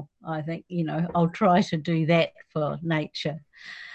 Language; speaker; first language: English; native; English